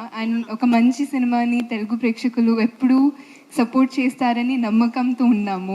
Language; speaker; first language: Telugu; non-native, fluent; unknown